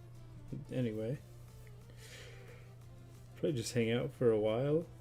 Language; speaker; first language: English; native; English